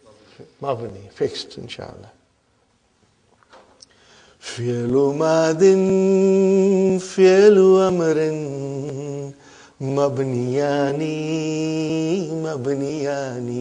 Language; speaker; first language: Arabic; non-native, fluent; English